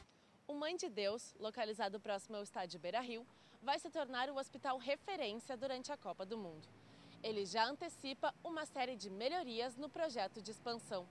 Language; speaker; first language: Portuguese; native; Portuguese